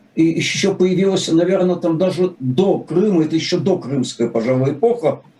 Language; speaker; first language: Russian; native; Russian